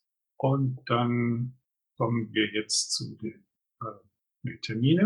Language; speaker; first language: German; native; German